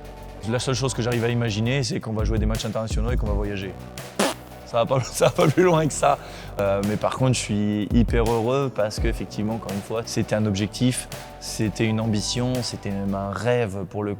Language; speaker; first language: French; native; French